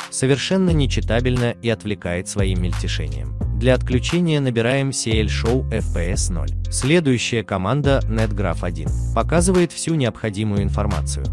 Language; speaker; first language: Russian; native; Russian